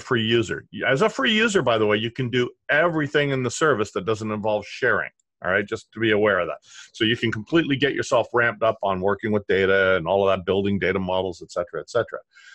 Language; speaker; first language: English; native; English